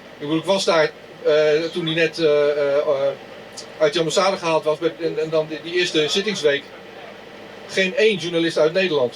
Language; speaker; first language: Dutch; native; Dutch